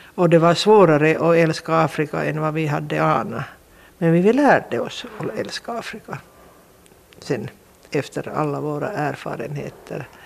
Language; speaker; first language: Swedish; non-native, local second language; Finnish